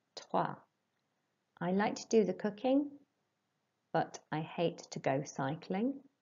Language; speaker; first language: English; native; English